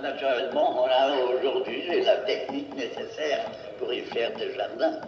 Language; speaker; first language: French; non-native, fluent; Portuguese